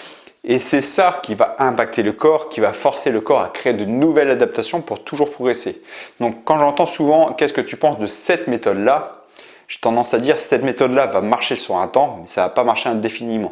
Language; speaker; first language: French; native; French